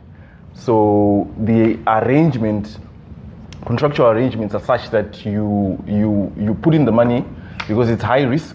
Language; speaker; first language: English; non-native, local second language; Shona